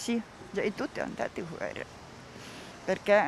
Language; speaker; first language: Italian; non-native, learner; Ukrainian